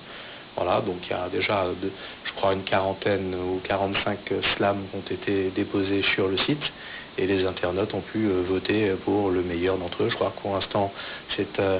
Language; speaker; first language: French; native; French